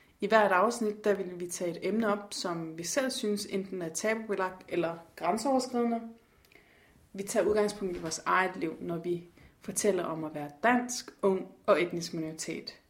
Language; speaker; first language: Danish; native; Danish